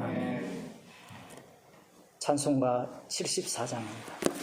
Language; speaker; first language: Korean; native; Korean